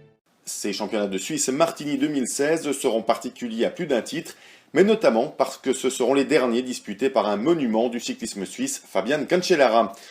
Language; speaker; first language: French; native; French